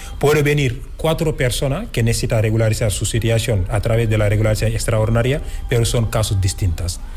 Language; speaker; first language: Spanish; non-native, fluent; Wolof